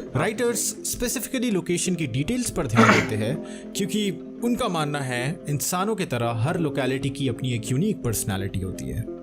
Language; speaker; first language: Hindi; non-native, local second language; Bangla